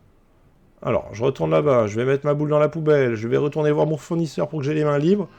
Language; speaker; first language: French; native; French